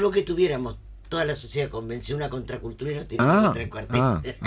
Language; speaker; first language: Spanish; native; Spanish